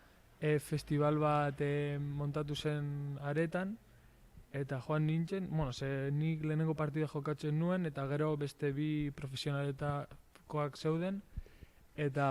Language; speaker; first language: Basque; non-native, local second language; Spanish